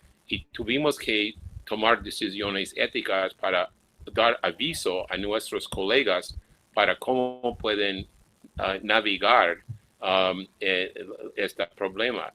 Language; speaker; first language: Spanish; non-native, fluent; English